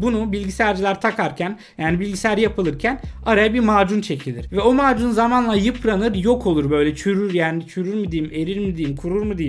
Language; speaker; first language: Turkish; native; Turkish